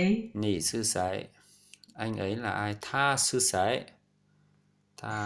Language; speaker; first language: Chinese; non-native, learner; Vietnamese